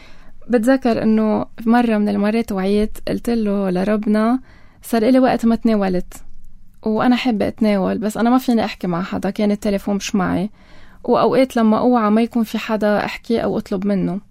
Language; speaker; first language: Arabic; native; Arabic